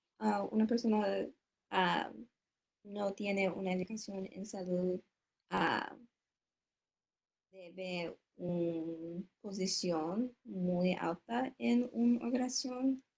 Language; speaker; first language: Spanish; non-native, learner; English